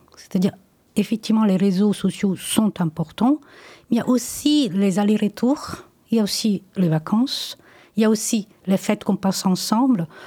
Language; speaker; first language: French; non-native, fluent; Italian